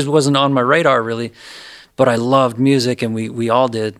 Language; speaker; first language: English; native; English